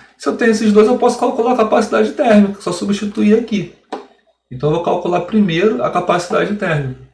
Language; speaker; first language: Portuguese; native; Portuguese